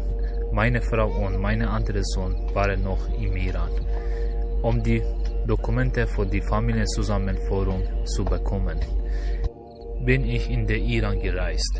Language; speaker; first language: German; non-native, learner; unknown